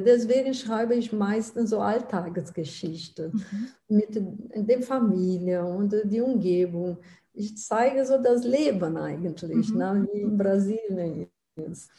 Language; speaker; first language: German; non-native, fluent; Portuguese